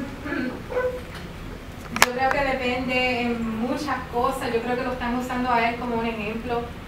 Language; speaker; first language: Spanish; early bilingual, heritage; Spanish